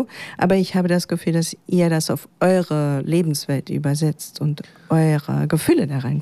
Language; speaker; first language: German; native; German